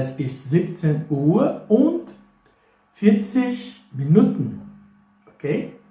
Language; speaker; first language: German; non-native, fluent; English